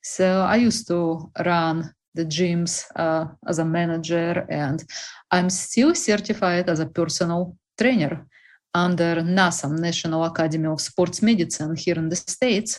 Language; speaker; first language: English; non-native, fluent; Russian